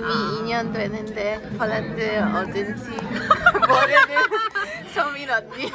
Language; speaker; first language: Korean; non-native, learner; Polish